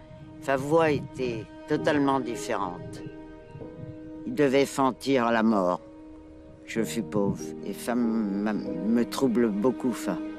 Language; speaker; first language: French; non-native, learner; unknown